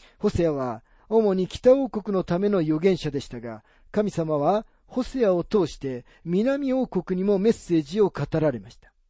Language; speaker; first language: Japanese; native; Japanese